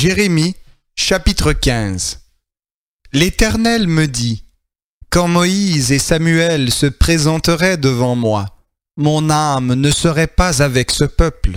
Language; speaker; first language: French; native; French